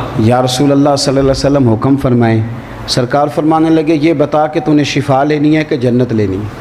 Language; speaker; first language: Urdu; non-native, local second language; Punjabi